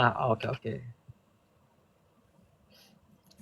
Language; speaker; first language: Korean; non-native, learner; Filipino